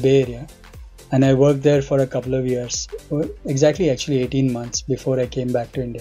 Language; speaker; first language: English; non-native, local second language; Hindi